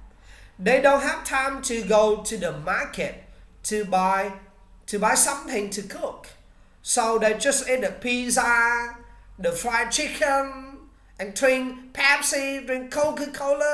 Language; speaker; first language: English; non-native, learner; Vietnamese